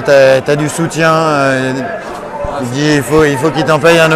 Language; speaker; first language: French; native; French